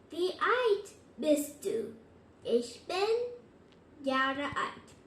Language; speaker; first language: German; non-native, learner; Vietnamese